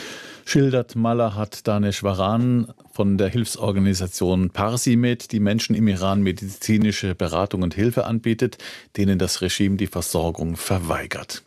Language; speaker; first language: German; native; German